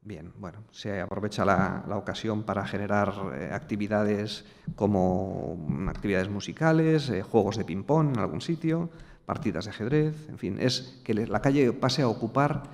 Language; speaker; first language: Spanish; native; Spanish